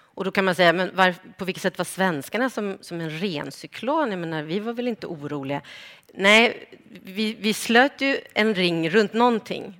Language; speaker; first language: Swedish; native; Swedish